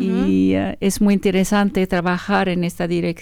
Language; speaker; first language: Spanish; non-native, learner; French